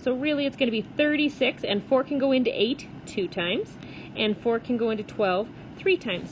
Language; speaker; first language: English; native; English